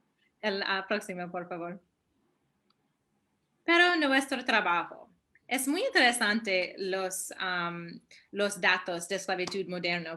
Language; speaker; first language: Spanish; early bilingual, heritage; Spanish